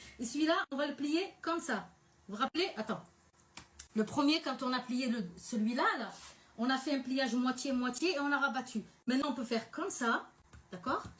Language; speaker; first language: French; early bilingual, other home language; Arabic